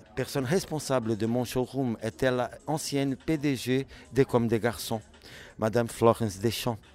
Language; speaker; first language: French; non-native, fluent; Portuguese